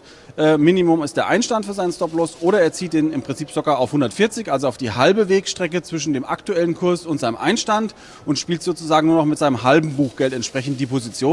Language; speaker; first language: German; native; German